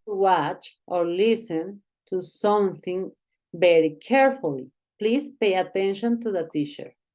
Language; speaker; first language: English; non-native, learner; Spanish